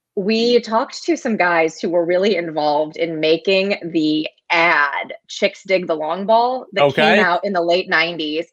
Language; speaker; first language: English; native; English